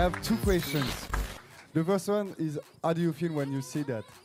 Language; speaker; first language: English; non-native, learner; French